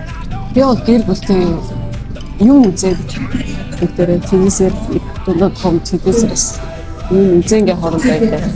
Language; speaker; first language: Mongolian; early bilingual, heritage; Mongolian